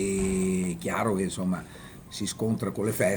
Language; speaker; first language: Italian; native; Italian